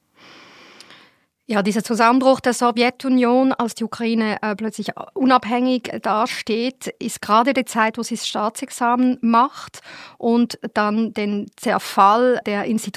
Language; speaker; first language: German; native; German